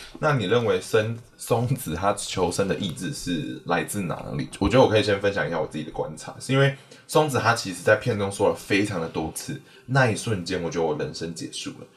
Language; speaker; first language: Chinese; native; Chinese